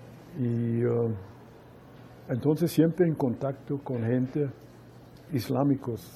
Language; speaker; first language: Spanish; non-native, fluent; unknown